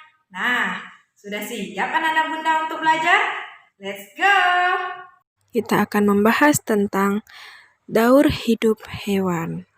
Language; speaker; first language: Indonesian; native; Indonesian